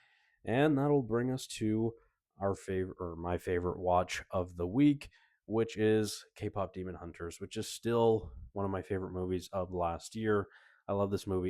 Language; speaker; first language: English; native; English